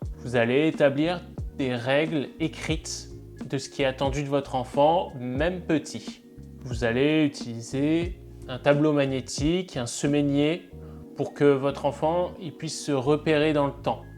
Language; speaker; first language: French; native; French